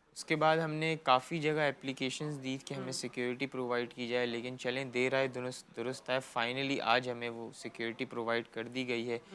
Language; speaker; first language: Urdu; native; Urdu